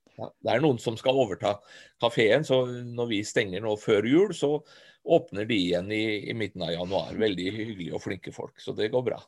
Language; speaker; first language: Norwegian; native; Norwegian